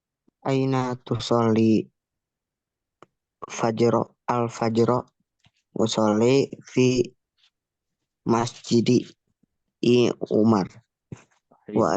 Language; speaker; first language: Arabic; non-native, learner; Indonesian